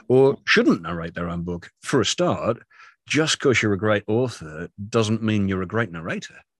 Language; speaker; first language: English; native; English